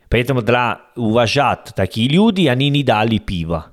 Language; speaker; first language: Russian; non-native, learner; Italian